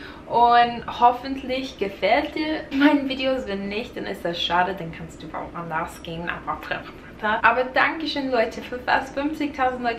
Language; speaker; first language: German; non-native, fluent; English